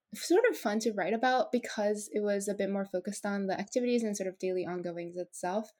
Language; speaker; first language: English; non-native, fluent; Japanese